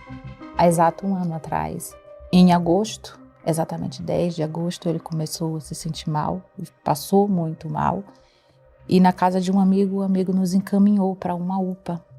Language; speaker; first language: Portuguese; native; Portuguese